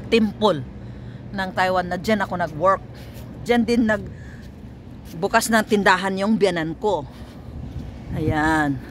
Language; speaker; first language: Filipino; non-native, local second language; Cebuano